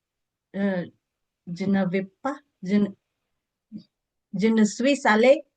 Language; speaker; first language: French; non-native, learner; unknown